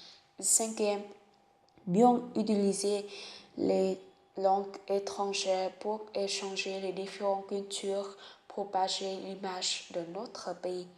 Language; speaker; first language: French; non-native, learner; Vietnamese